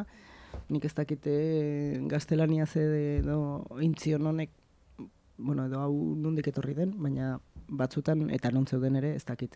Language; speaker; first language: Basque; native; Basque